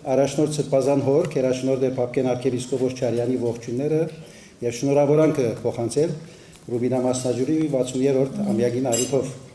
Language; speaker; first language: Armenian; early bilingual, heritage; Armenian